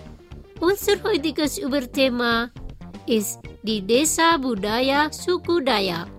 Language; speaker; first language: German; non-native, fluent; Indonesian